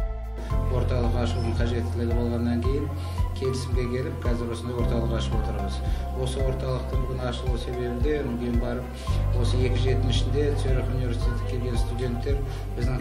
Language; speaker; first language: Kazakh; native; Kazakh